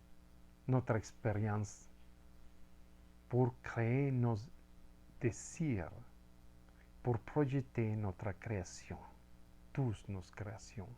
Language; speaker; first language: French; non-native, fluent; Spanish